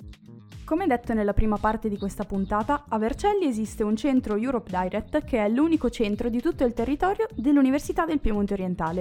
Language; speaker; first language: Italian; native; Italian